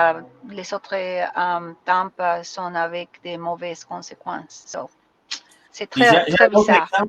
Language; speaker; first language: French; non-native, learner; Spanish